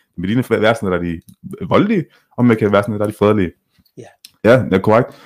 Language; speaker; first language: Danish; early bilingual, other home language; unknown